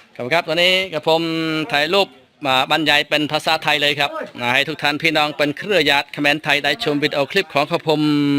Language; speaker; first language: Thai; non-native, fluent; Khmer